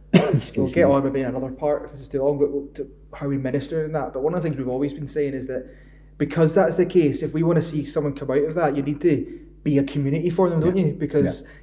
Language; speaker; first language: English; native; English